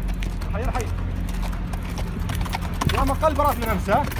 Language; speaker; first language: Arabic; native; Arabic